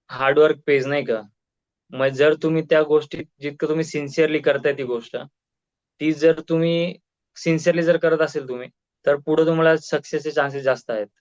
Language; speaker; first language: Marathi; native; Marathi